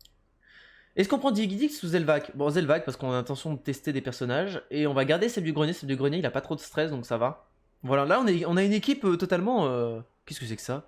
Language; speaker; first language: French; native; French